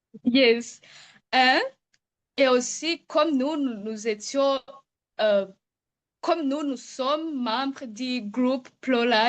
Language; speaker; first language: French; non-native, local second language; Rundi